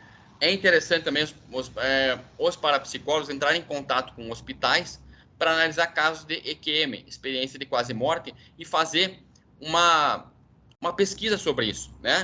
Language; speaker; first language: Portuguese; native; Portuguese